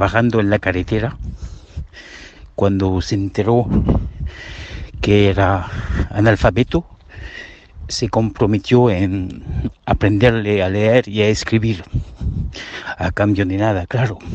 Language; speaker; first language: Spanish; early bilingual, heritage; Spanish